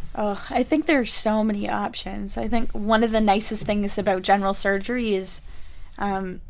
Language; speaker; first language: English; native; English